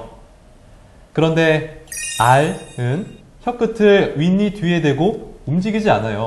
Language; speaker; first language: Korean; native; Korean